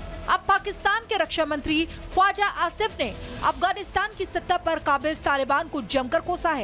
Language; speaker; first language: Hindi; native; Hindi